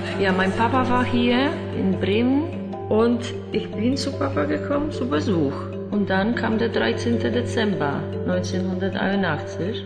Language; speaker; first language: German; non-native, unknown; Polish